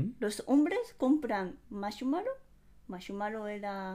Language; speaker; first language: Spanish; non-native, fluent; Japanese